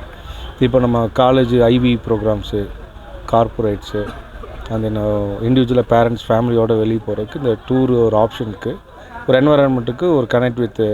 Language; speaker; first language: Tamil; native; Tamil